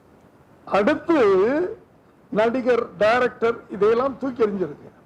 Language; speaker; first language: Tamil; native; Tamil